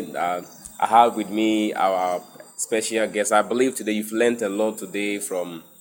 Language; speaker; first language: English; non-native, local second language; Akan